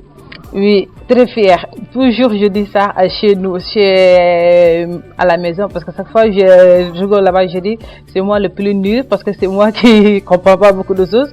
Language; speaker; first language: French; non-native, learner; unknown